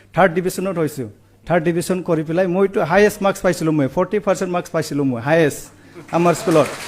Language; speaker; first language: Assamese; non-native, local second language; Bodo